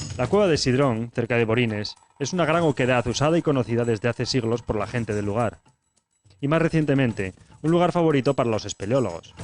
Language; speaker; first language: Spanish; native; Spanish